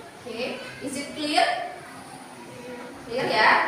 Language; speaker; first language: English; non-native, learner; Indonesian